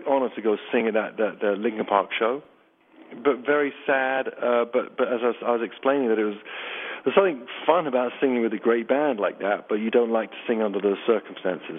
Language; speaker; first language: English; native; English